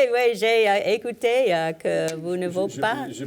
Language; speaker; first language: French; non-native, learner; English